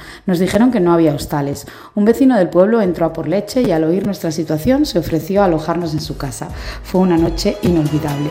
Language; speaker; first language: Spanish; native; Spanish